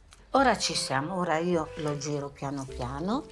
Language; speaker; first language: Italian; native; Italian